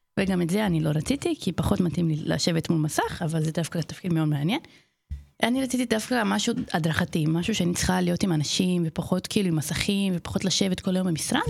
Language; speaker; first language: Hebrew; non-native, fluent; Portuguese